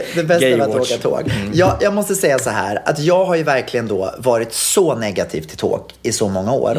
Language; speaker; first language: Swedish; native; Swedish